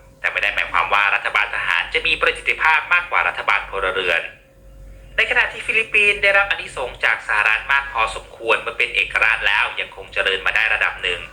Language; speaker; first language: Thai; native; Thai